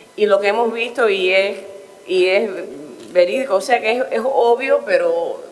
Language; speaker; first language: Spanish; early bilingual, heritage; Spanish